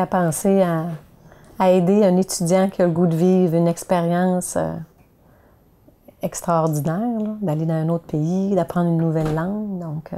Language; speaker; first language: French; native; French